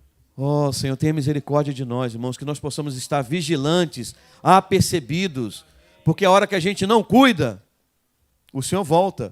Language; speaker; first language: Portuguese; native; Portuguese